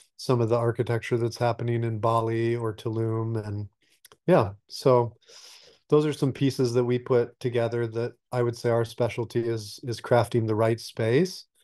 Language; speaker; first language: English; native; English